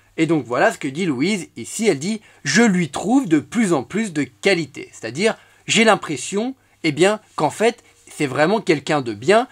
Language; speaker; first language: French; native; French